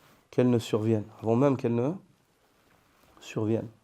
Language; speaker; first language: French; native; French